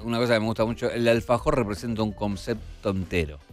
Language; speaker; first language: Spanish; native; Spanish